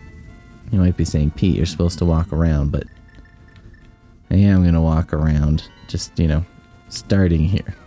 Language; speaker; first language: English; native; English